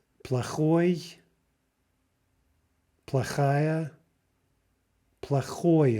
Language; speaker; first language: Russian; non-native, fluent; English